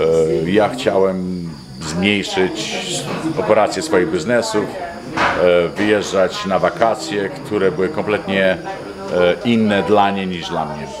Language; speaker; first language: Polish; early bilingual, heritage; Polish